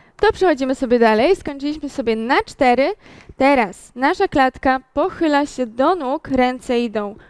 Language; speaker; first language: Polish; native; Polish